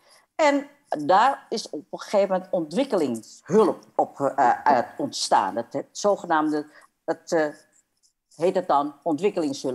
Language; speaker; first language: Dutch; non-native, fluent; Indonesian